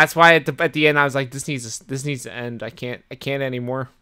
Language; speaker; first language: English; native; English